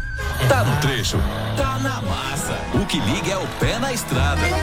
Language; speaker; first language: Portuguese; native; Portuguese